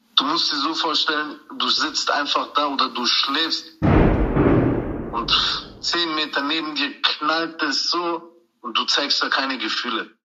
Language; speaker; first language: German; early bilingual, other home language; Turkish